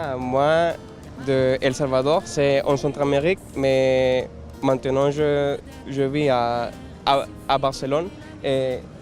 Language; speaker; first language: French; non-native, learner; Spanish